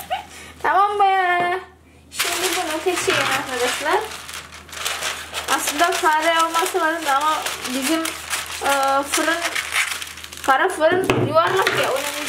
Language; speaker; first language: Turkish; non-native, learner; Indonesian